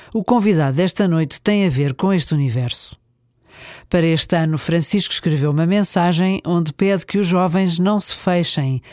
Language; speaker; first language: Portuguese; native; Portuguese